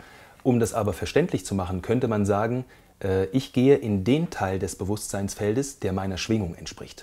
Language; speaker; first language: German; native; German